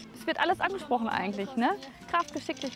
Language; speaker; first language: German; native; German